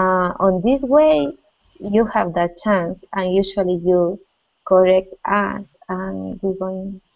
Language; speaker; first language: English; non-native, learner; Spanish